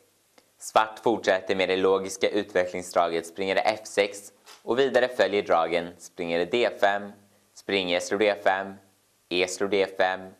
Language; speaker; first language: Swedish; native; Swedish